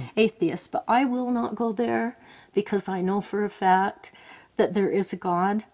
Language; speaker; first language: English; native; English